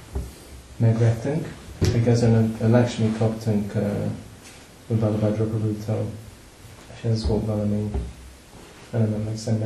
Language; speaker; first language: Hungarian; non-native, learner; English